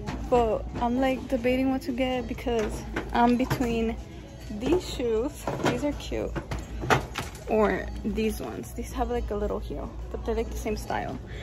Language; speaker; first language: English; early bilingual, other home language; Spanish